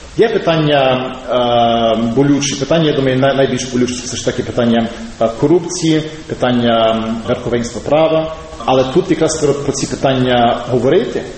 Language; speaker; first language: Ukrainian; early bilingual, heritage; Ukrainian